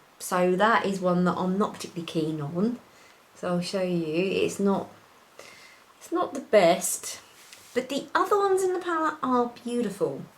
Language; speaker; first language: English; native; English